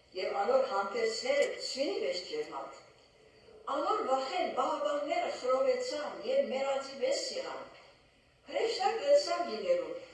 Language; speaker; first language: Armenian; early bilingual, heritage; Armenian